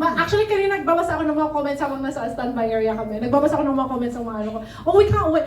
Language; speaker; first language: Filipino; native; Filipino